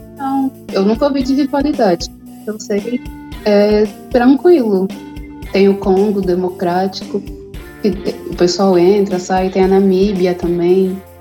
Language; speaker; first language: Portuguese; native; Portuguese